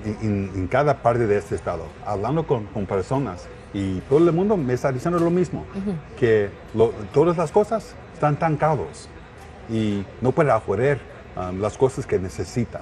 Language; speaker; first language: Spanish; non-native, learner; English